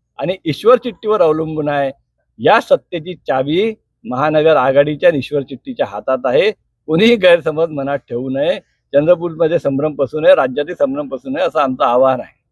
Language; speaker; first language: Marathi; native; Marathi